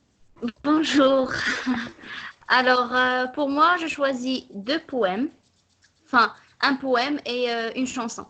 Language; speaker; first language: French; non-native, local second language; Arabic